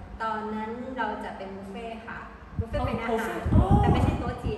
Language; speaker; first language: Thai; native; Thai